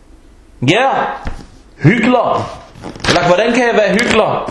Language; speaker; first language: Danish; early bilingual, other home language; Arabic